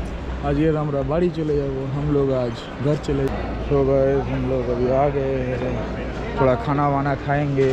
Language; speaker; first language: Hindi; non-native, local second language; Bangla